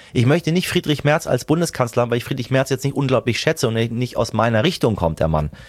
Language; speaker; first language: German; early bilingual, other home language; Persian